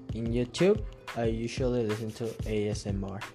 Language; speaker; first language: English; early bilingual, other home language; Korean